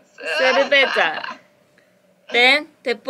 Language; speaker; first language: Portuguese; non-native, learner; Korean